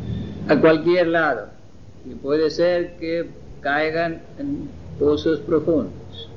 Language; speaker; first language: Spanish; non-native, fluent; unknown